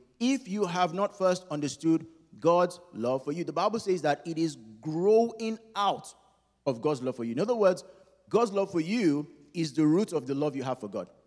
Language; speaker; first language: English; non-native, local second language; Yoruba